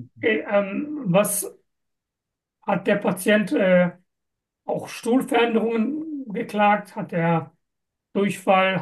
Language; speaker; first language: German; non-native, fluent; Turkish